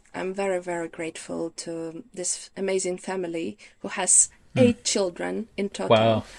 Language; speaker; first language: English; non-native, fluent; Ukrainian